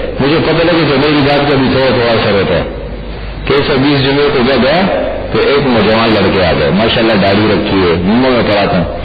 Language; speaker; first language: Urdu; non-native, local second language; Pashto